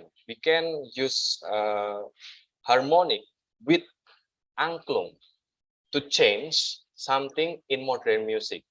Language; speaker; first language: English; non-native, learner; Indonesian